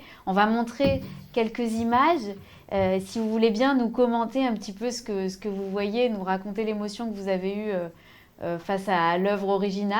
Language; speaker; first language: French; native; French